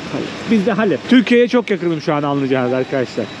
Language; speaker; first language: Turkish; native; Turkish